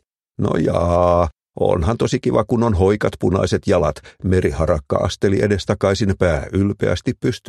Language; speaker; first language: Finnish; native; Finnish